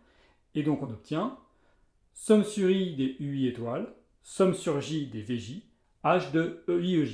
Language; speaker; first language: French; native; French